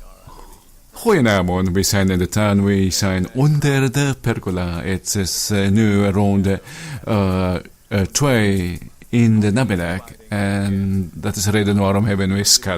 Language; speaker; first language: Dutch; non-native, fluent; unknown